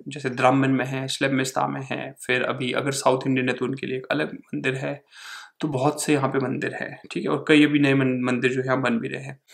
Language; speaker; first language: Hindi; native; Hindi